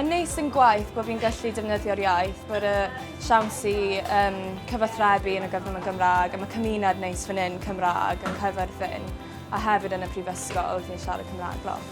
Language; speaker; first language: Welsh; native; Welsh